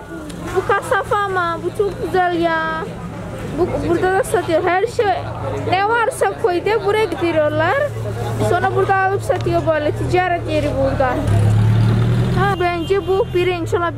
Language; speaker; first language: Turkish; non-native, learner; Javanese